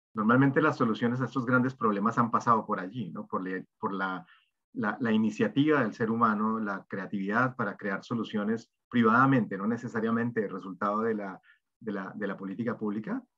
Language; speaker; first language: Spanish; native; Spanish